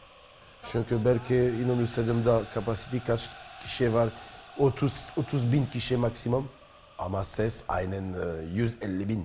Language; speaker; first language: Turkish; non-native, learner; French